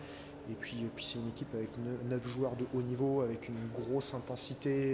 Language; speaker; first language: French; native; French